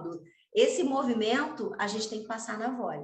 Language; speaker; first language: Portuguese; native; Portuguese